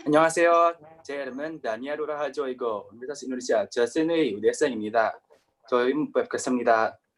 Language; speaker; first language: Korean; non-native, learner; Indonesian